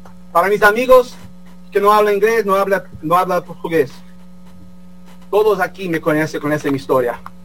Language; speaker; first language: Portuguese; early bilingual, heritage; Portuguese